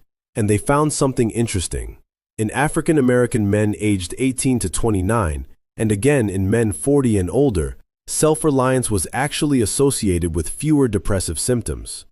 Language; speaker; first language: English; native; English